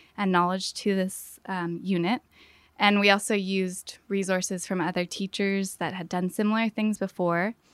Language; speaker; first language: English; native; English